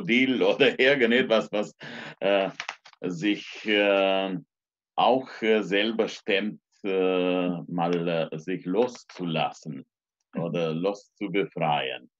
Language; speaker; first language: German; non-native, fluent; Romanian